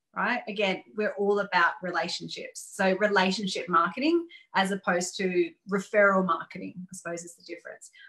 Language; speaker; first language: English; native; English